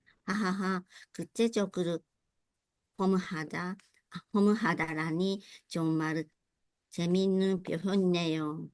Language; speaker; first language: Korean; non-native, learner; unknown